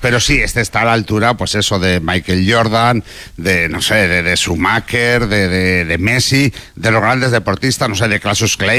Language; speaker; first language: Spanish; native; Spanish